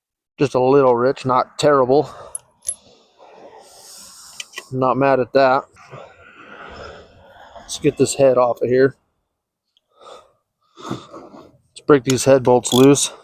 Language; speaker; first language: English; native; English